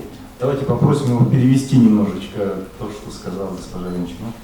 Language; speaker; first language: Russian; native; Russian